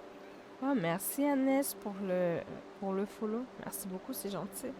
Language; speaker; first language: French; native; French